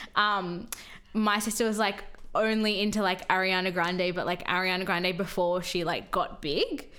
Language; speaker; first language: English; native; English